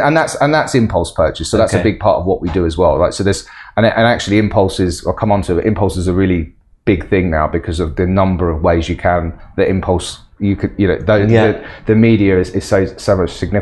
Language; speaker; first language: English; native; English